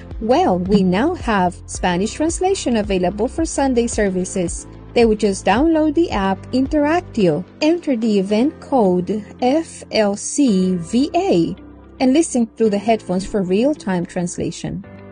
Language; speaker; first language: English; native; English